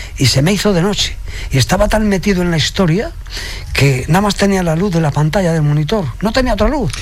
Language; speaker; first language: Spanish; native; Spanish